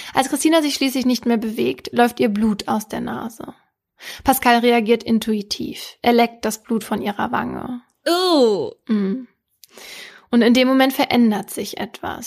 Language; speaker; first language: German; native; German